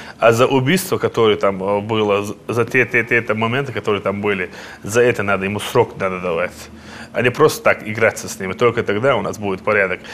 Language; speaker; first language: Russian; non-native, local second language; Chechen